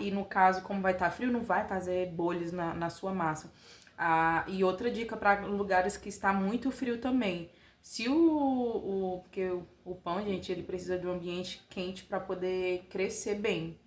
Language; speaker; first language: Portuguese; native; Portuguese